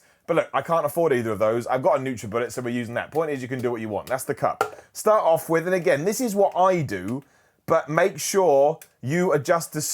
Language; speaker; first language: English; native; English